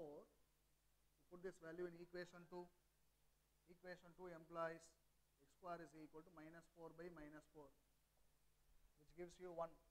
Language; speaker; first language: English; non-native, local second language; Tamil